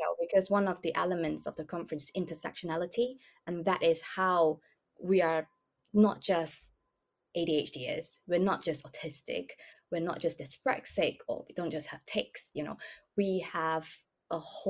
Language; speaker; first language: English; non-native, local second language; Cantonese